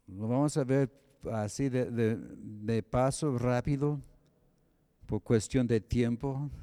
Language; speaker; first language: Spanish; non-native, fluent; English